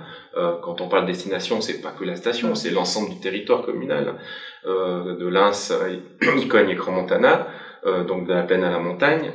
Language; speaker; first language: French; native; French